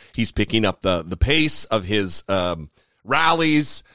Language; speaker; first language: English; native; English